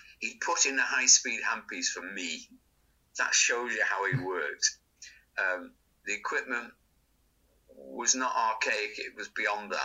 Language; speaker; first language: English; native; English